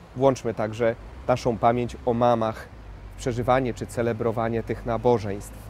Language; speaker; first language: Polish; native; Polish